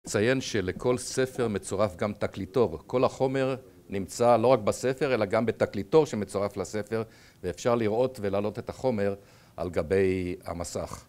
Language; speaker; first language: Hebrew; native; Hebrew